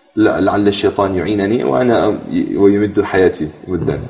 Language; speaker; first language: Arabic; non-native, fluent; English